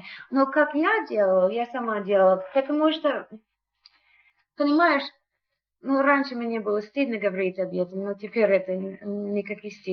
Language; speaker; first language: Russian; non-native, learner; English